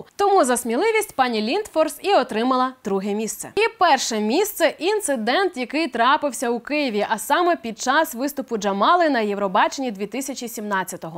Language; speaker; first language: Ukrainian; native; Ukrainian